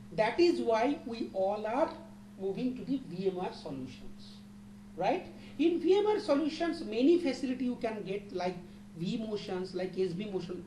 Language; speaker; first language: English; non-native, local second language; Bangla